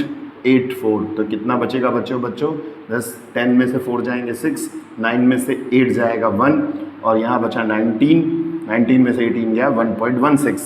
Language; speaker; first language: Hindi; native; Hindi